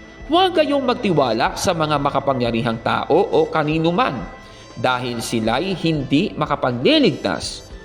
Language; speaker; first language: Filipino; native; Filipino